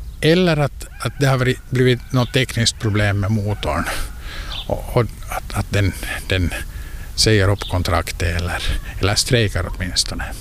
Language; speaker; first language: Swedish; native; Swedish